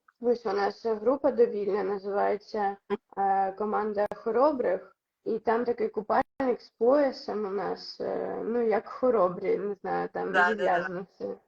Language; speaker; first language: Ukrainian; non-native, local second language; Russian